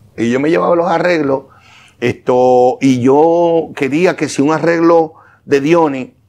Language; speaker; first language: Spanish; native; Spanish